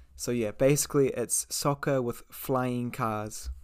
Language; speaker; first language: English; native; English